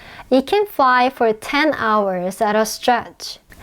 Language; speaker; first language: English; non-native, fluent; Korean